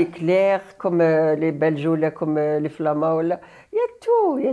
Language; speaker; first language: French; non-native, learner; Arabic